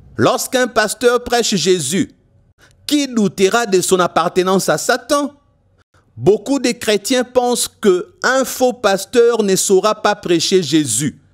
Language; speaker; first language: French; non-native, local second language; Lingala